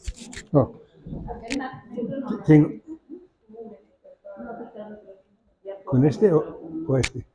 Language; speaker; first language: Spanish; non-native, learner; English